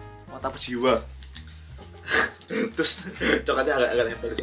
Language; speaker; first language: Japanese; non-native, fluent; Indonesian